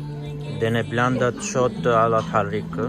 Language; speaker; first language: Swedish; non-native, learner; Urdu